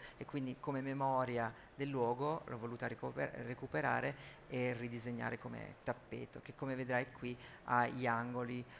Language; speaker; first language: Italian; native; Italian